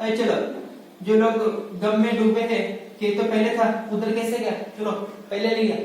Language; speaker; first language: Hindi; non-native, local second language; Marathi